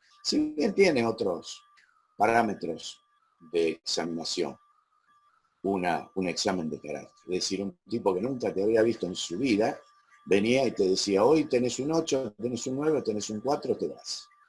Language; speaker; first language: Spanish; native; Spanish